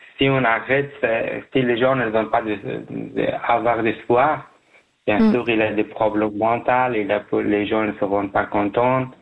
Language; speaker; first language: French; non-native, learner; Persian